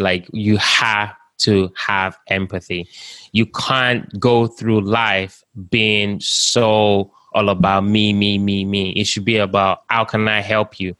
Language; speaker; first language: English; non-native, local second language; Yoruba